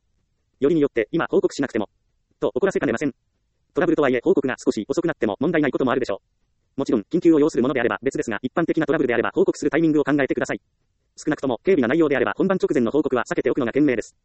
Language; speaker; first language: Japanese; native; Japanese